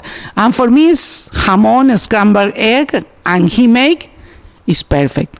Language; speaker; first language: English; non-native, learner; Spanish